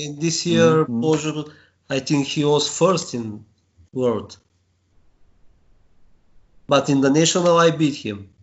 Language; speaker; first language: English; non-native, learner; Bulgarian